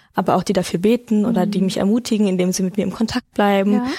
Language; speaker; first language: German; native; German